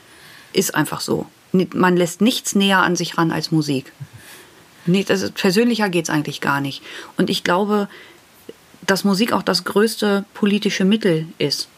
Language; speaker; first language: German; native; German